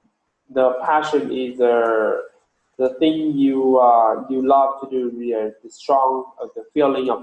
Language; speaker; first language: English; non-native, learner; Vietnamese